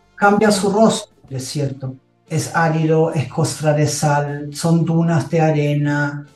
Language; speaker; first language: Spanish; non-native, fluent; German